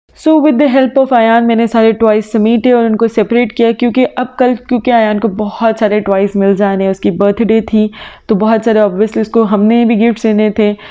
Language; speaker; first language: Urdu; native; Urdu